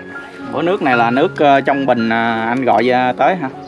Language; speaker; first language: Vietnamese; native; Vietnamese